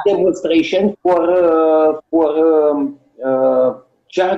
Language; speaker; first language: English; non-native, learner; Romanian